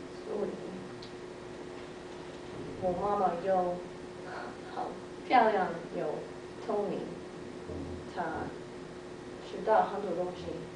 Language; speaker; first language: Chinese; non-native, learner; English